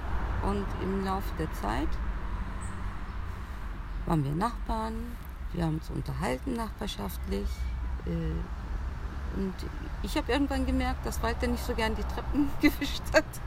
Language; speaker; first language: German; early bilingual, other home language; Turkish